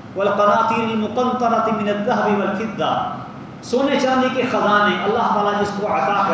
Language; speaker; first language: Urdu; non-native, local second language; Punjabi